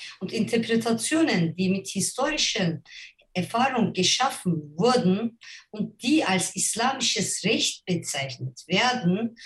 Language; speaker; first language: German; non-native, fluent; Turkish